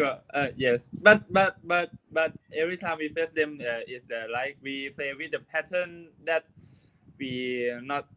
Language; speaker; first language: English; non-native, learner; Thai